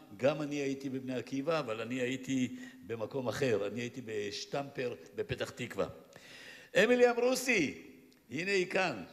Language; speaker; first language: Hebrew; native; Hebrew